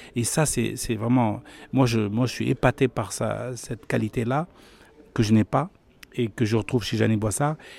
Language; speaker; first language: French; non-native, local second language; Arabic